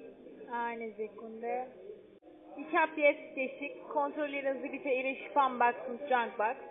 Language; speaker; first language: German; non-native, learner; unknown